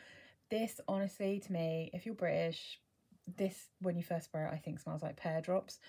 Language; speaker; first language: English; native; English